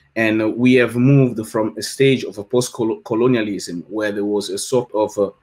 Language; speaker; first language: English; non-native, fluent; French